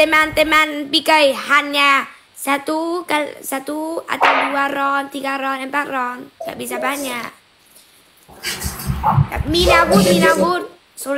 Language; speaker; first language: Indonesian; non-native, learner; Vietnamese